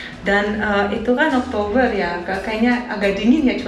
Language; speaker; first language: Indonesian; non-native, fluent; Russian